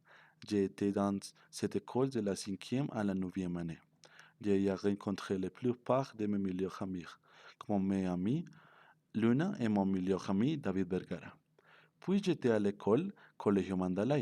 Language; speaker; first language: French; non-native, learner; Spanish